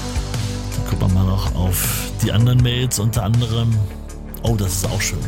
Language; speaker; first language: German; native; German